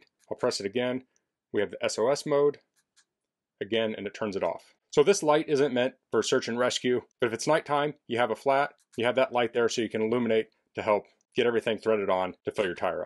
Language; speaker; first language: English; native; English